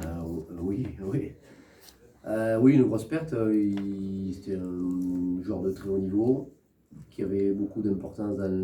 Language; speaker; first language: French; native; French